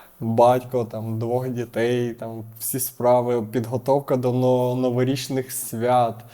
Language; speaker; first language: Ukrainian; native; Ukrainian